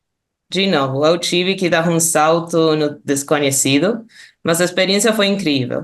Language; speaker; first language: Portuguese; non-native, fluent; Spanish